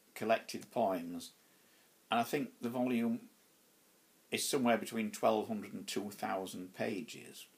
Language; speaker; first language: English; native; English